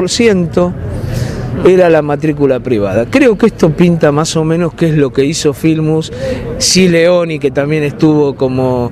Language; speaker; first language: Spanish; native; Spanish